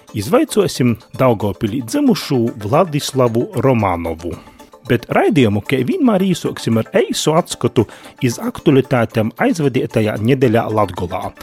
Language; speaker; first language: Latvian; native; Latvian